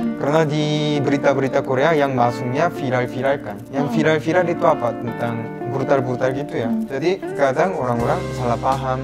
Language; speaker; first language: Indonesian; non-native, fluent; Korean